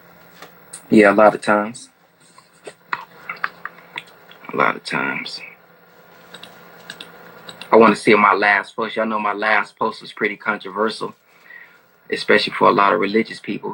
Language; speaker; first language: English; native; English